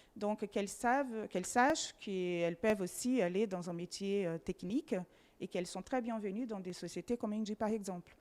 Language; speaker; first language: French; non-native, fluent; Portuguese